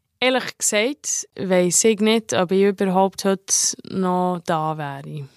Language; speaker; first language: German; early bilingual, heritage; German